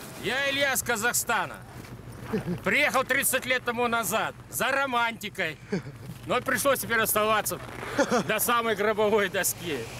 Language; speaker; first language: Russian; native; Russian